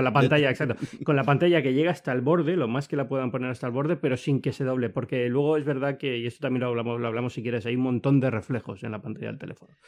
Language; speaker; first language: Spanish; native; Spanish